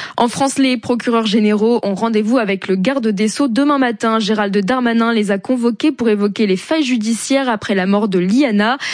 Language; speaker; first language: French; native; French